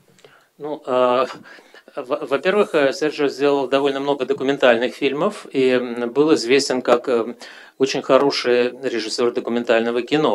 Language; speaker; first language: Russian; native; Russian